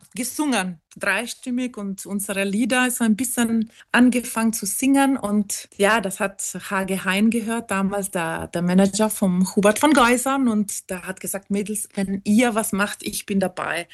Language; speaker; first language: German; non-native, local second language; Ladin